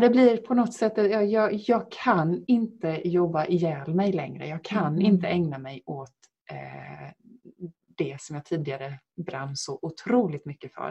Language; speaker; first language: Swedish; native; Swedish